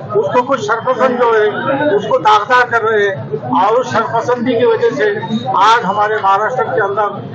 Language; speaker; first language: Urdu; native; Urdu